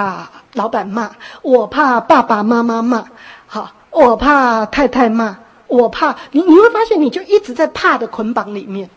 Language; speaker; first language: Chinese; native; Chinese